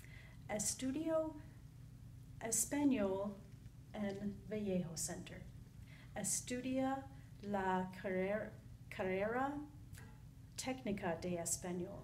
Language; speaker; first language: Spanish; non-native, learner; English